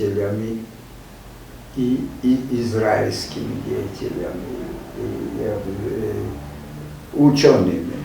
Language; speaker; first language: Russian; non-native, fluent; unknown